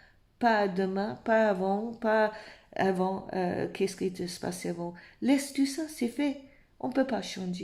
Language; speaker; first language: French; non-native, fluent; English